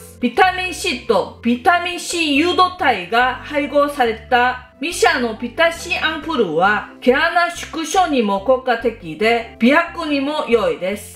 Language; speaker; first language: Japanese; non-native, fluent; Korean